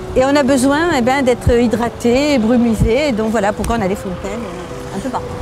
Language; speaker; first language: French; native; French